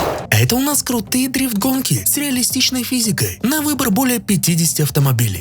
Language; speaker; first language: Russian; native; Russian